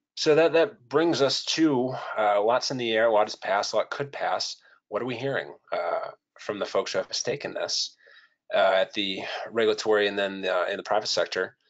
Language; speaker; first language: English; native; English